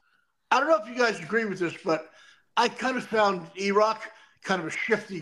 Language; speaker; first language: English; native; English